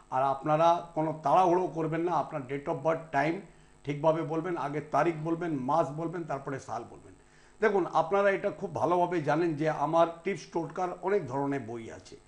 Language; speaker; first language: Bangla; non-native, local second language; Punjabi